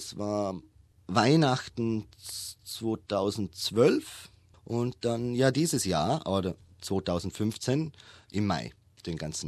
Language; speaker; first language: German; native; German